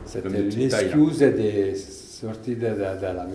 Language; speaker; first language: French; non-native, learner; Italian